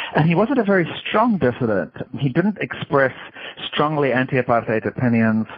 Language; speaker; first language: English; native; English